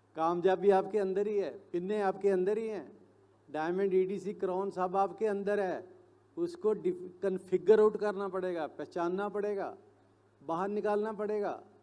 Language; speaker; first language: Hindi; non-native, local second language; Punjabi